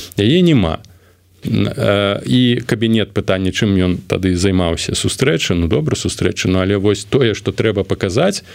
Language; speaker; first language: Belarusian; non-native, local second language; Russian